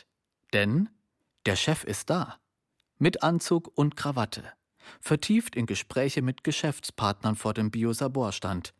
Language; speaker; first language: German; native; German